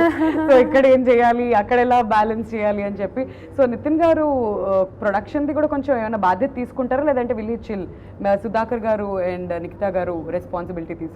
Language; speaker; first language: Telugu; native; Telugu